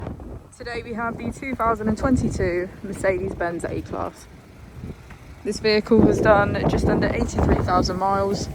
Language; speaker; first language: English; native; English